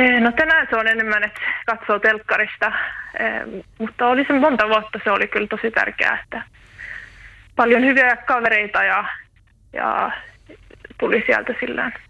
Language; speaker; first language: Finnish; native; Finnish